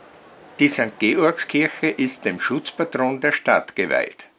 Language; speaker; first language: German; native; German